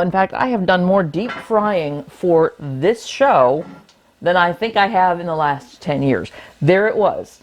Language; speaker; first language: English; native; English